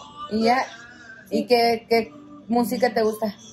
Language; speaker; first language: Spanish; early bilingual, heritage; Spanish